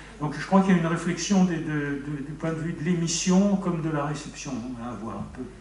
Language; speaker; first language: French; native; French